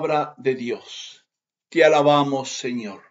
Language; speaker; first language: Spanish; native; Spanish